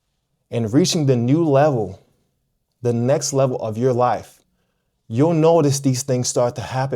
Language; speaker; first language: English; native; English